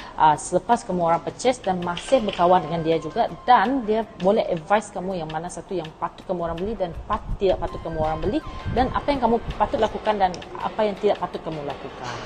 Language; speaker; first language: Malay; non-native, local second language; Iban